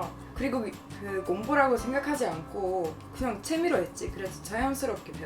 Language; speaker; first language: Korean; non-native, fluent; Swedish